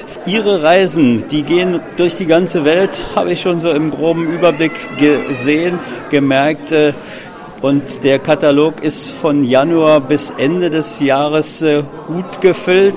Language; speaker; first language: German; native; German